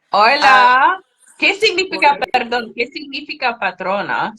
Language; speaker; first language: Spanish; non-native, learner; English